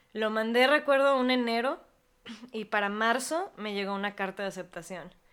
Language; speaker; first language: Spanish; native; Spanish